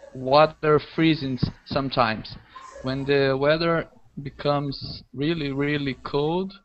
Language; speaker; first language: English; non-native, fluent; Portuguese